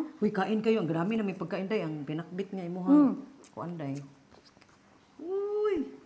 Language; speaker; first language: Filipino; non-native, local second language; Cebuano